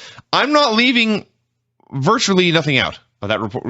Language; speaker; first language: English; native; English